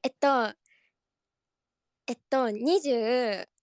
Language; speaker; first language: Japanese; native; Japanese